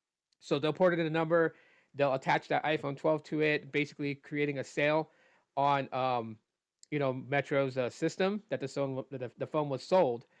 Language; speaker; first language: English; native; English